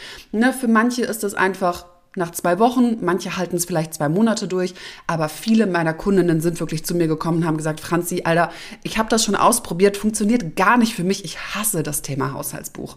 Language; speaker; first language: German; native; German